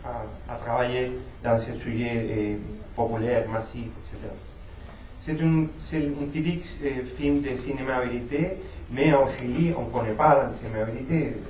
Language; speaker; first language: French; non-native, fluent; Spanish